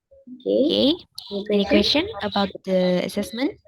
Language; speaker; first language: English; non-native, fluent; Indonesian